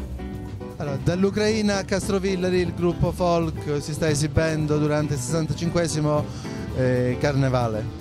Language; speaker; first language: Italian; native; Italian